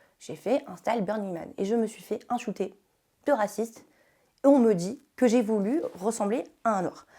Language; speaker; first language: French; early bilingual, heritage; French